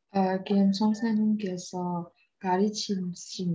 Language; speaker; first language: Korean; non-native, learner; Burmese